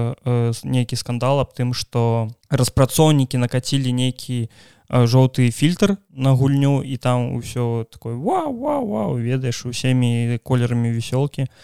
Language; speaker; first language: Belarusian; non-native, local second language; Russian